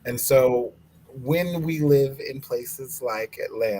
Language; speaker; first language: English; native; English